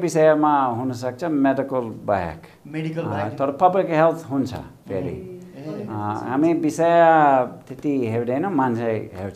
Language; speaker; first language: Nepali; non-native, fluent; English